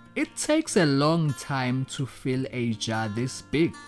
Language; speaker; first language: English; non-native, local second language; Zulu